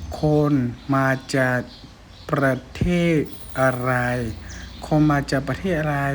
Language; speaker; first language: Thai; non-native, fluent; Burmese